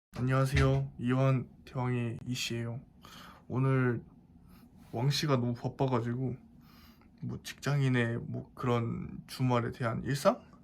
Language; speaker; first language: Korean; native; Korean